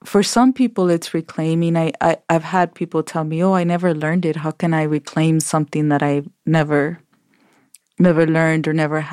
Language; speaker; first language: English; early bilingual, other home language; Spanish